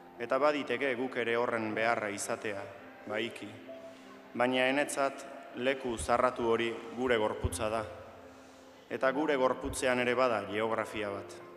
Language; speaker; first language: Basque; native; Basque